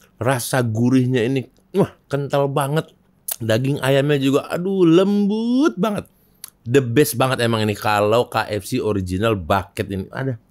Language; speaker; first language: Indonesian; native; Indonesian